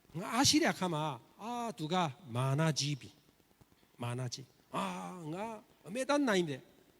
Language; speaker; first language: Burmese; non-native, learner; Korean